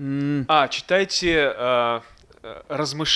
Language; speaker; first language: Russian; native; Russian